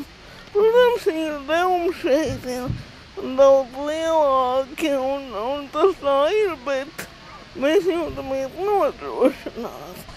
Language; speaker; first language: Latvian; non-native, local second language; Russian